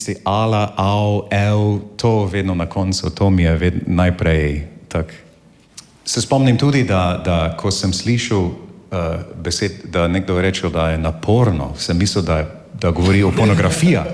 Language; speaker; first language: Slovenian; non-native, learner; English